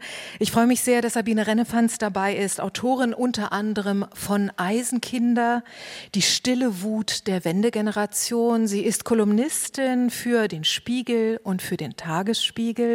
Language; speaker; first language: German; native; German